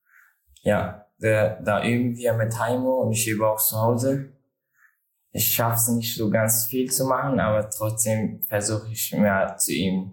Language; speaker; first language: German; non-native, learner; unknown